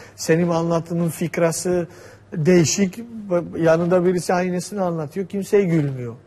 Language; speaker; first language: Turkish; non-native, fluent; Georgian